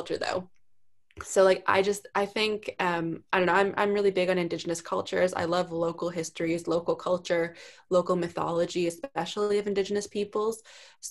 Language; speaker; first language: English; native; English